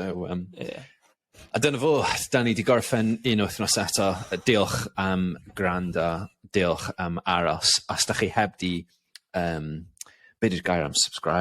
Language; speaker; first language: Welsh; non-native, local second language; English